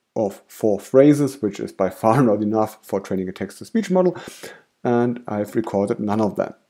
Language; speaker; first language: English; non-native, fluent; German